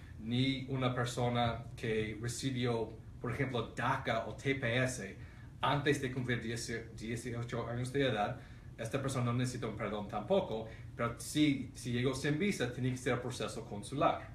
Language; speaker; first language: Spanish; non-native, fluent; English